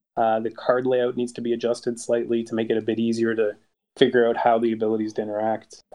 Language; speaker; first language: English; native; English